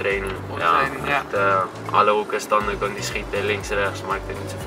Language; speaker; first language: Dutch; non-native, fluent; Greek